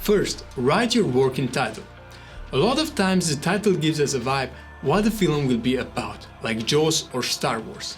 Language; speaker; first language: English; non-native, fluent; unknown